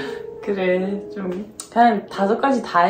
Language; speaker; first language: Korean; non-native, learner; Dutch